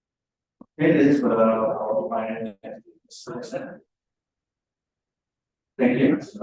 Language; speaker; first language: English; non-native, learner; Indonesian